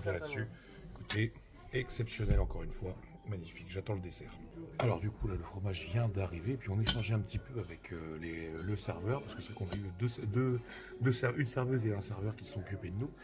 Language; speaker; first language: French; native; French